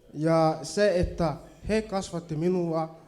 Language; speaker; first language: Finnish; early bilingual, other home language; Swahili